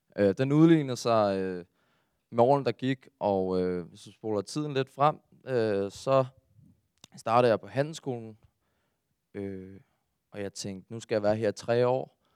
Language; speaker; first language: Danish; native; Danish